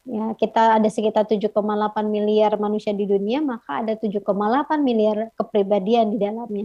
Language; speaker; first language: Indonesian; native; Indonesian